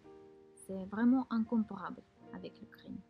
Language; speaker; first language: French; non-native, fluent; Russian